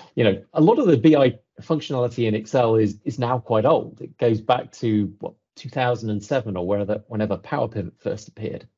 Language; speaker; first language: English; native; English